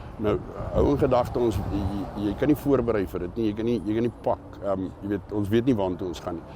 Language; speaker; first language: Afrikaans; native; Afrikaans